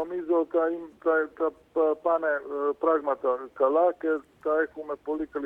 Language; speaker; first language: Greek; non-native, fluent; Serbian